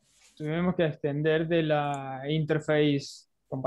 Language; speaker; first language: Spanish; native; Spanish